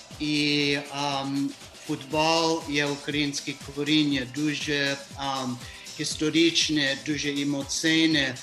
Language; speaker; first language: Ukrainian; early bilingual, heritage; Ukrainian